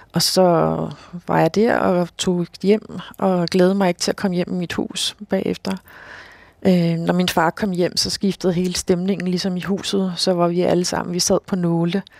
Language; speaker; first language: Danish; native; Danish